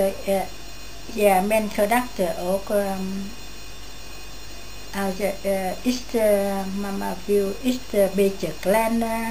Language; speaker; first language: Dutch; non-native, learner; Vietnamese